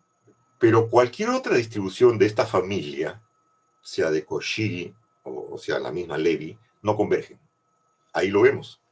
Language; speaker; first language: Spanish; native; Spanish